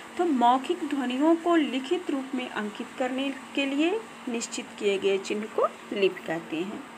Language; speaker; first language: Hindi; native; Hindi